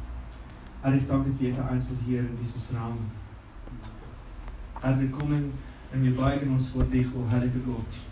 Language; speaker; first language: German; non-native, fluent; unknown